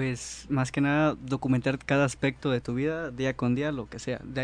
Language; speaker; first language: Spanish; native; Spanish